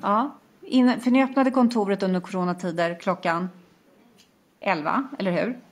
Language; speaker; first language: Swedish; native; Swedish